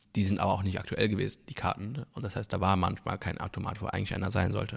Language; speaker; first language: German; non-native, local second language; Luxembourgish